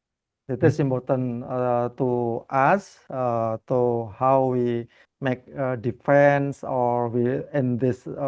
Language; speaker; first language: English; non-native, learner; Indonesian